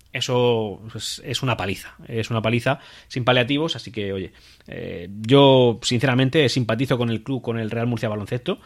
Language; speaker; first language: Spanish; native; Spanish